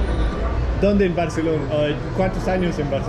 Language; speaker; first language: Spanish; non-native, learner; Danish